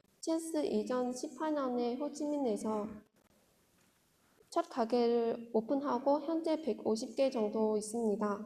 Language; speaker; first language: Korean; non-native, fluent; Vietnamese